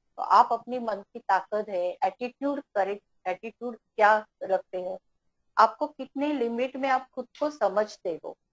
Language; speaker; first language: Hindi; native; Hindi